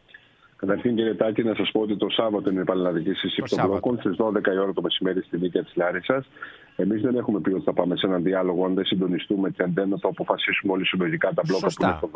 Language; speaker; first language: Greek; native; Greek